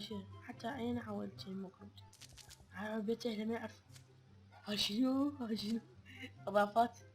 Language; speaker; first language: Arabic; native; Arabic